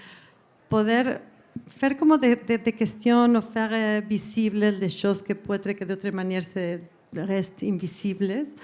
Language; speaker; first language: French; non-native, fluent; Spanish